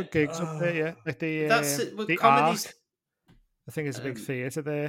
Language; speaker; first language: English; native; English